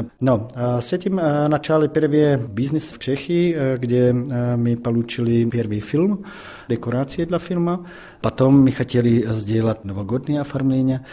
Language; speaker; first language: Russian; non-native, fluent; Czech